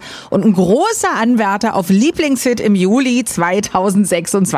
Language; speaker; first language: German; native; German